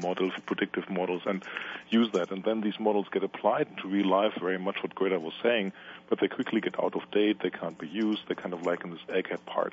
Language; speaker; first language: English; non-native, fluent; Italian